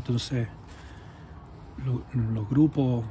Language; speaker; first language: Spanish; early bilingual, heritage; English